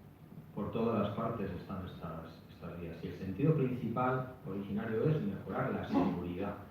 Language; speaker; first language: Spanish; native; Spanish